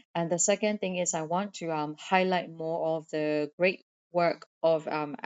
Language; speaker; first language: English; non-native, fluent; Burmese